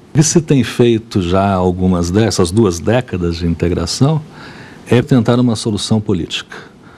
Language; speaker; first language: Portuguese; native; Portuguese